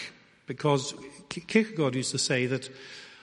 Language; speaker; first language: English; native; English